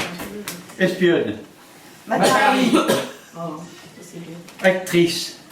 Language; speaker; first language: French; native; French